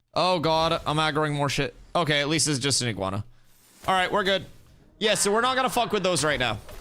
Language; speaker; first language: English; native; English